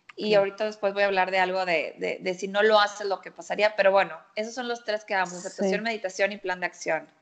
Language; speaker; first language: Spanish; native; Spanish